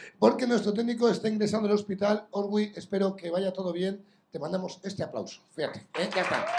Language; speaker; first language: Spanish; native; Spanish